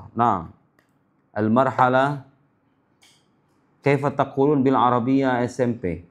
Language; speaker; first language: Arabic; non-native, fluent; Indonesian